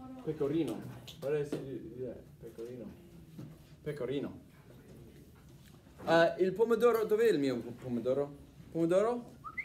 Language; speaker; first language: Italian; non-native, fluent; English